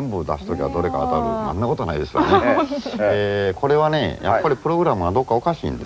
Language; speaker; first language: Japanese; native; Japanese